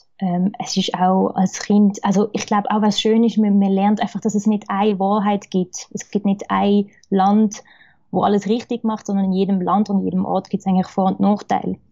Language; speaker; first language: German; early bilingual, other home language; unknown